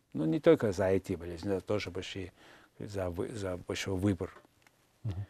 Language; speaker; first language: Russian; non-native, fluent; Mongolian